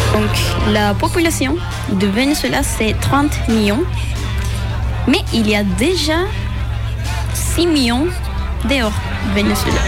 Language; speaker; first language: French; non-native, learner; Spanish